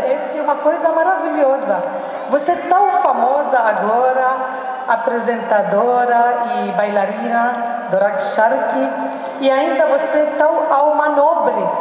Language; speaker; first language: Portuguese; non-native, learner; Arabic